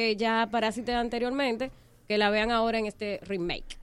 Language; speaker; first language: Spanish; native; Spanish